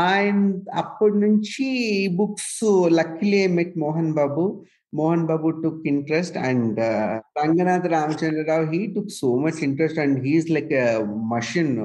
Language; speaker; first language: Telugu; non-native, local second language; Kannada